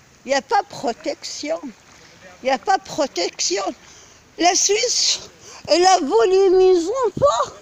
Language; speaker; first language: French; non-native, learner; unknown